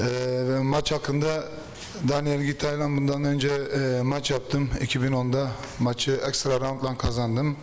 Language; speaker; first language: Turkish; early bilingual, heritage; Turkish